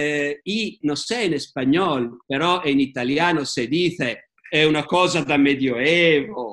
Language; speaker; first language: Spanish; non-native, fluent; Italian